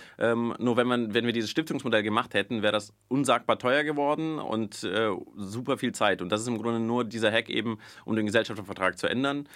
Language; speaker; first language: German; early bilingual, other home language; Russian